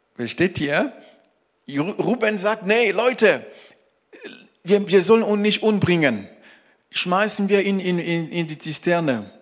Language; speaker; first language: German; non-native, fluent; French